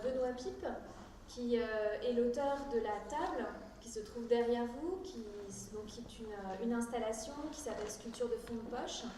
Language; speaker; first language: French; native; French